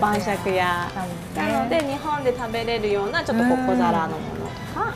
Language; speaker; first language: Japanese; native; Japanese